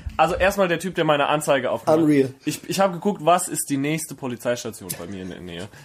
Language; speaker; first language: German; native; German